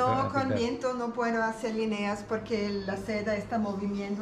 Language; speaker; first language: Spanish; non-native, learner; German